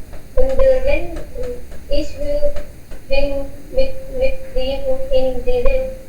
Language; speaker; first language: German; non-native, learner; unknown